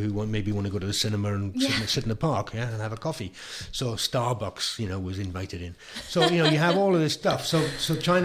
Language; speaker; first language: English; native; English